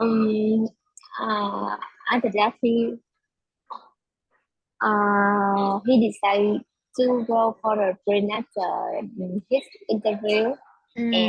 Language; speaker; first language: English; non-native, learner; Vietnamese